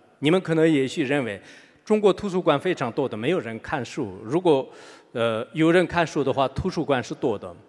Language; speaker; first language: Chinese; non-native, local second language; Tibetan